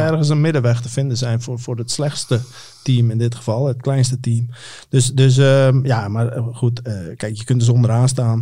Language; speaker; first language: Dutch; native; Dutch